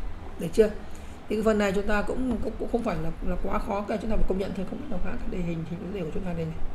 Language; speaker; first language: Vietnamese; native; Vietnamese